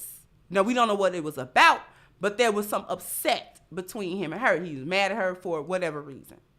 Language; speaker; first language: English; native; English